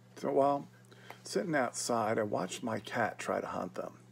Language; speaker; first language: English; native; English